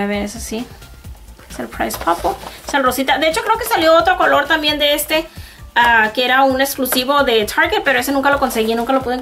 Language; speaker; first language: Spanish; native; Spanish